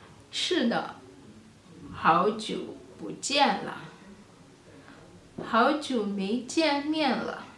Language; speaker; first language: Chinese; non-native, fluent; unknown